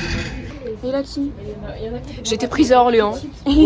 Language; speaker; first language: French; native; French